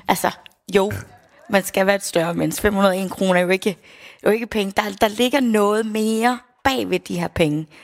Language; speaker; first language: Danish; early bilingual, other home language; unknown